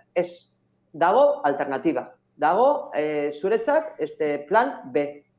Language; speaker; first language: Basque; non-native, local second language; Spanish